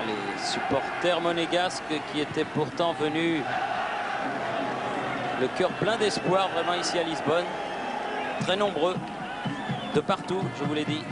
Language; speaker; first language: French; native; French